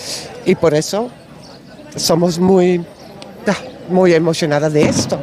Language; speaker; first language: Spanish; non-native, learner; Dutch